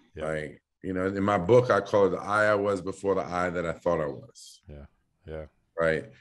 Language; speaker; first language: English; native; English